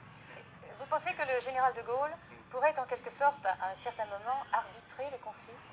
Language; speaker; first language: French; native; French